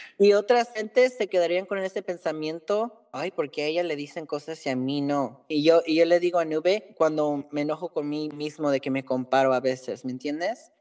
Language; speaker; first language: Spanish; early bilingual, heritage; Spanish